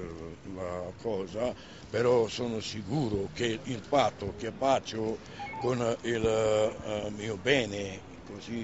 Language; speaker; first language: Italian; non-native, fluent; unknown